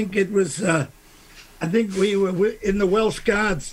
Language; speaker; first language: English; native; English